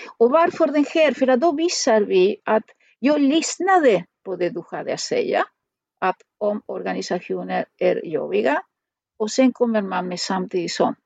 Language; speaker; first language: Swedish; non-native, fluent; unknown